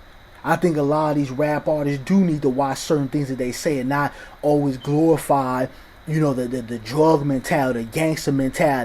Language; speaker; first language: English; native; English